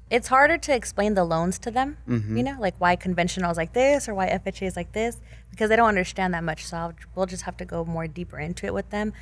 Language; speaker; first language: English; early bilingual, other home language; Spanish